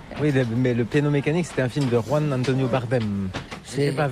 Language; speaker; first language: French; native; French